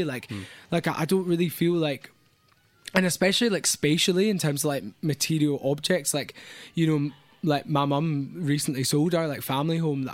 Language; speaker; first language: English; native; English